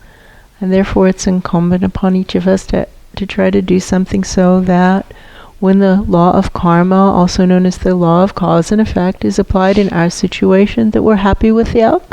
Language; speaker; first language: English; native; English